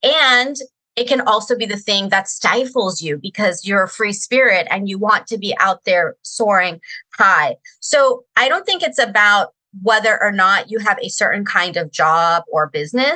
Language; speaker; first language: English; native; English